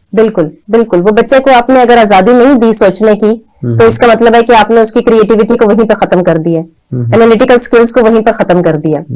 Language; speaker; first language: Urdu; native; Urdu